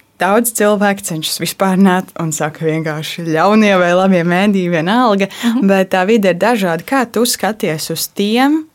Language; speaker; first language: Latvian; native; Latvian